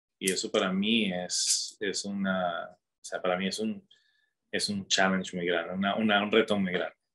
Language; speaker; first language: Spanish; native; Spanish